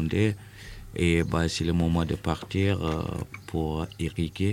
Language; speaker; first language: French; non-native, local second language; Wolof